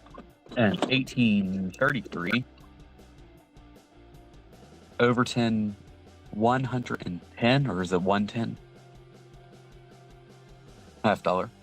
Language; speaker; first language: English; native; English